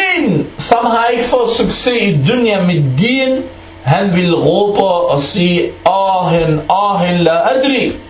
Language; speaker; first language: Danish; early bilingual, other home language; Arabic